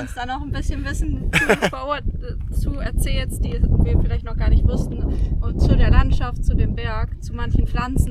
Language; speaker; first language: German; native; German